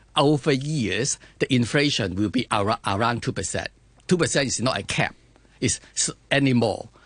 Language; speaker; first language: English; non-native, fluent; Chinese